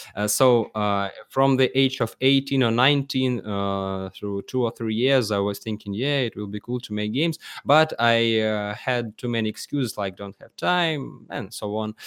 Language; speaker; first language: English; non-native, learner; Russian